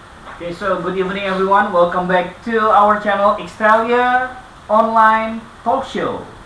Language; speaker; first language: English; non-native, fluent; Indonesian